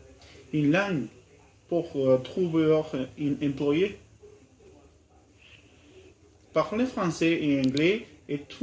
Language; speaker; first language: French; non-native, learner; Spanish